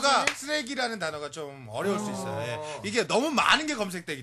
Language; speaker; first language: Korean; native; Korean